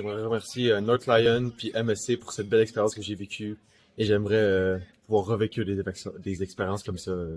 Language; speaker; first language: French; native; French